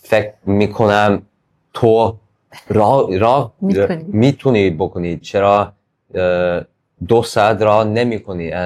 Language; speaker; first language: Persian; early bilingual, heritage; English